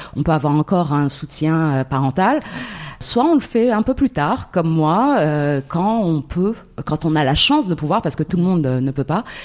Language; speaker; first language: French; non-native, local second language; Arabic